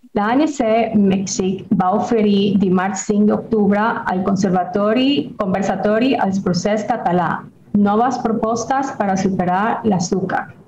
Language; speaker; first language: Catalan; non-native, fluent; Spanish